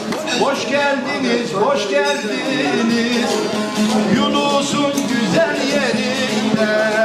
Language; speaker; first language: Turkish; native; Turkish